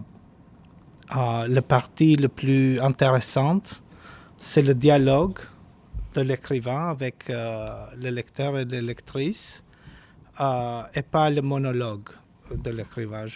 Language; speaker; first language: French; non-native, fluent; Albanian